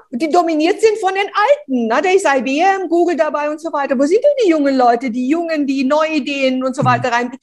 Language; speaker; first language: German; early bilingual, other home language; Romanian